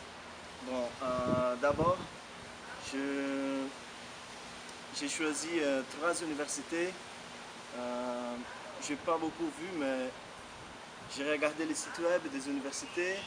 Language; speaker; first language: French; non-native, fluent; Portuguese